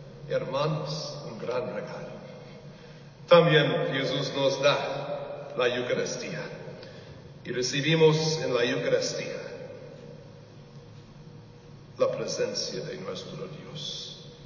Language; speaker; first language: Spanish; non-native, learner; English